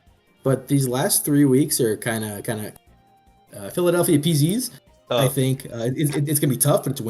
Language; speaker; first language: English; native; English